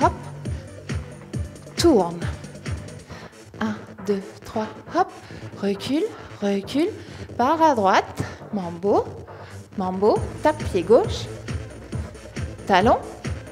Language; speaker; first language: French; native; French